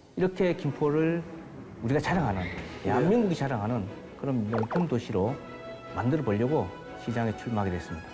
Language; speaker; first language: Korean; native; Korean